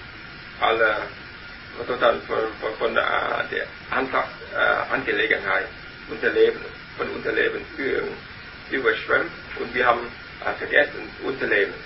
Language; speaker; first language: German; non-native, learner; Vietnamese